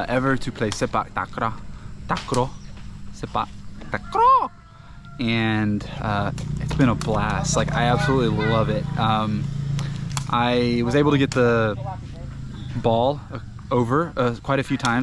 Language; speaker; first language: English; native; English